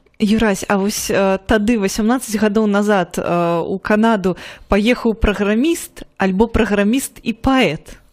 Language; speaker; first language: Belarusian; native; Belarusian